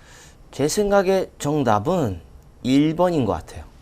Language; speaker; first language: Korean; non-native, fluent; Russian